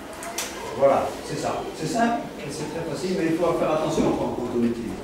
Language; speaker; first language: French; non-native, fluent; Dutch